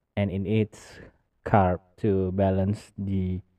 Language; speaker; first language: English; non-native, learner; Indonesian